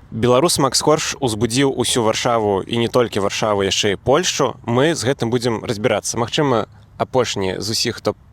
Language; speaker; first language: Belarusian; native; Belarusian